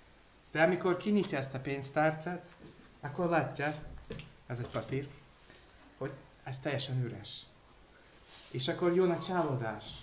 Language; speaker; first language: Hungarian; non-native, learner; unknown